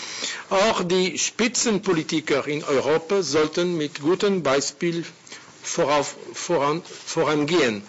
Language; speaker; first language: German; non-native, learner; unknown